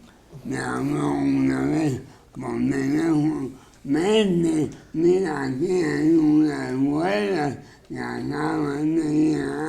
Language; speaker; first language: Spanish; non-native, fluent; English